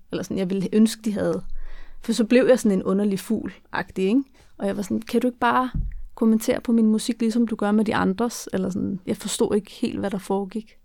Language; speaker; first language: Danish; early bilingual, other home language; Kurdish